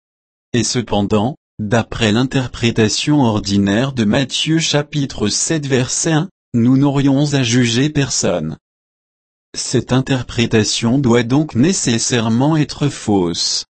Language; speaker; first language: French; native; French